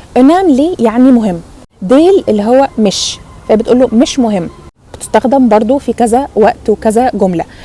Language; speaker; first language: Egyptian Arabic; native; Egyptian Arabic